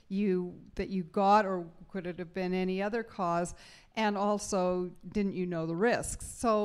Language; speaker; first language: English; native; English